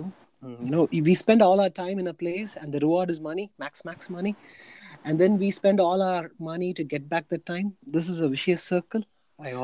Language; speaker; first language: English; non-native, local second language; Tamil